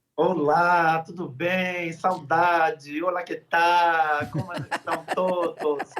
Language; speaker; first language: Portuguese; native; Portuguese